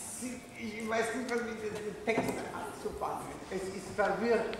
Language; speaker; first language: German; non-native, fluent; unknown